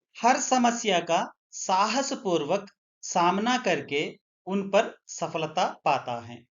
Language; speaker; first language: Hindi; non-native, local second language; Telugu